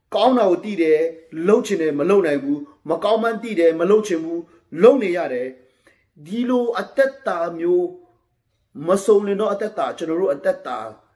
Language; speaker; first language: Burmese; non-native, local second language; Kachin